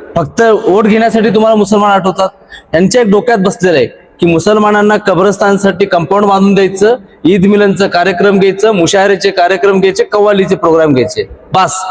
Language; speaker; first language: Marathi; non-native, local second language; Urdu